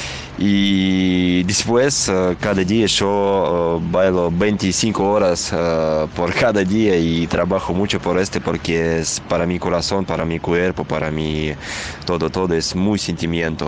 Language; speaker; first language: Spanish; non-native, learner; Russian